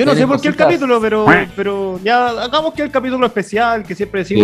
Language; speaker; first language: Spanish; native; Spanish